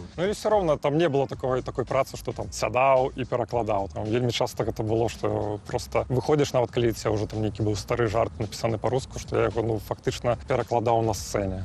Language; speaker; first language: Belarusian; non-native, local second language; Russian